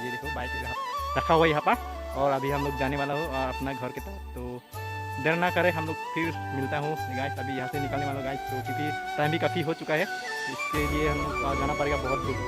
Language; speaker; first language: Hindi; non-native, local second language; Karbi